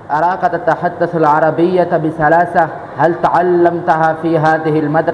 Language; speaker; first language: Arabic; non-native, learner; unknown